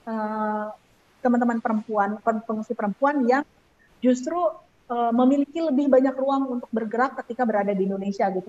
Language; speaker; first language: Indonesian; native; Indonesian